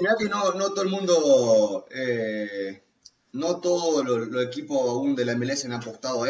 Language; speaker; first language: Spanish; native; Spanish